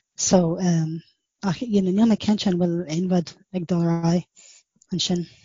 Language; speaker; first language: Irish; non-native, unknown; English